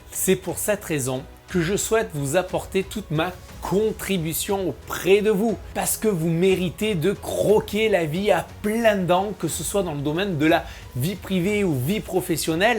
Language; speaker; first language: French; native; French